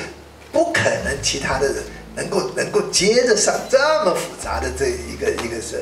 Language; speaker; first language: Chinese; native; Chinese